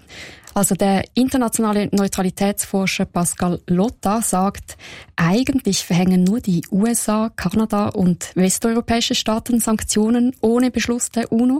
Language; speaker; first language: German; native; German